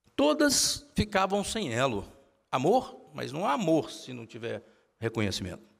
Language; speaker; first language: Portuguese; native; Portuguese